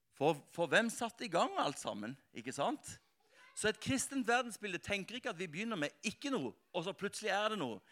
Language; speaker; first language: Norwegian; native; Norwegian